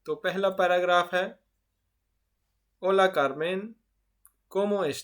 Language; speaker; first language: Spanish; non-native, fluent; Urdu